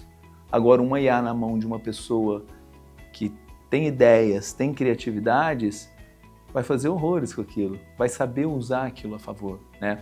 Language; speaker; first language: Portuguese; native; Portuguese